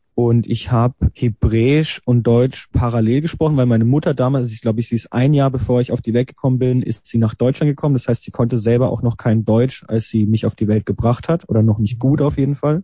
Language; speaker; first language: German; native; German